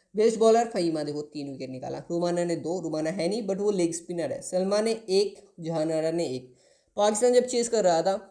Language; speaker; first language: Hindi; non-native, local second language; Bangla